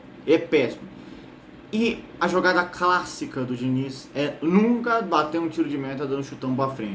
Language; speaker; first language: Portuguese; native; Portuguese